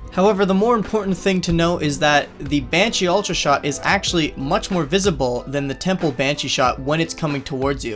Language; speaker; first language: English; native; English